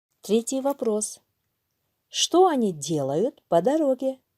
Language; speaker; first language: Russian; non-native, local second language; Kyrgyz